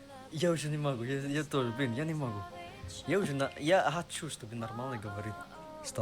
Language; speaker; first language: Russian; non-native, learner; Indonesian